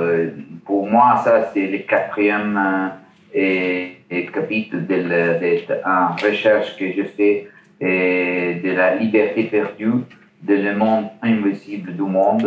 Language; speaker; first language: French; non-native, learner; Italian